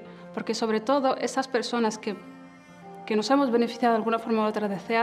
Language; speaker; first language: Spanish; native; Spanish